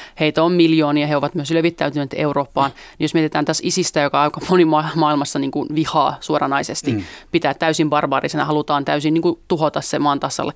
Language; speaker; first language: Finnish; early bilingual, other home language; Kurdish